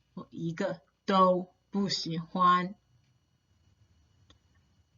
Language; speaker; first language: Chinese; non-native, fluent; English